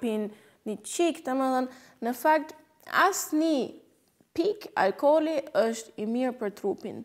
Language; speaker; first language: Albanian; non-native, fluent; German